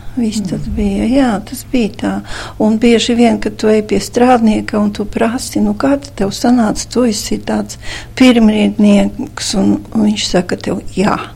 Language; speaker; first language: Latvian; non-native, local second language; Russian